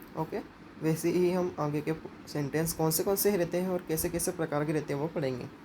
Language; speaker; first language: Hindi; non-native, local second language; Marathi